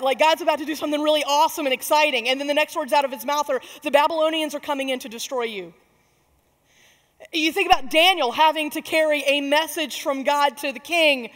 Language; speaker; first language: English; native; English